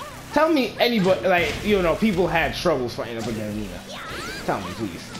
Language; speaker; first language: English; native; English